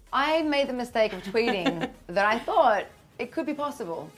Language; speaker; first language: English; native; English